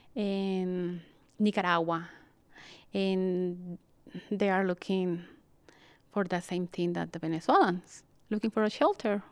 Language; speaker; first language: English; non-native, fluent; Spanish